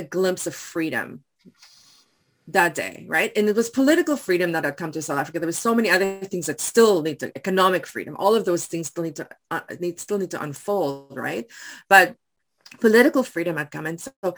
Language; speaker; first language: English; non-native, local second language; Afrikaans